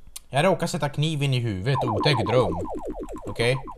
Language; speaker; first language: Swedish; native; Swedish